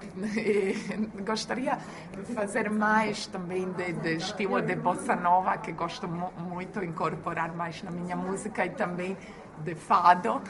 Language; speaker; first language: Portuguese; non-native, fluent; Croatian